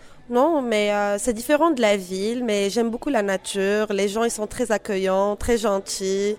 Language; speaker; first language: French; non-native, local second language; Arabic